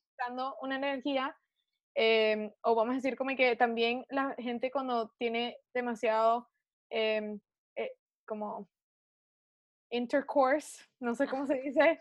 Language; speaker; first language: Spanish; early bilingual, heritage; Spanish